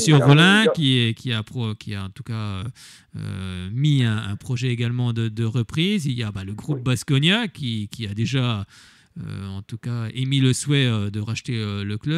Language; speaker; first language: French; native; French